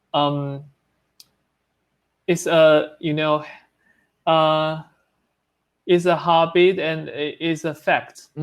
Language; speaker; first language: English; non-native, learner; Chinese